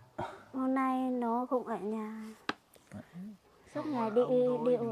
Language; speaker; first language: Vietnamese; non-native, local second language; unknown